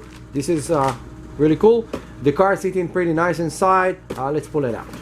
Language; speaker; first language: English; non-native, fluent; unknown